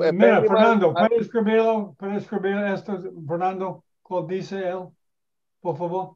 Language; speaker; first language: Spanish; non-native, learner; English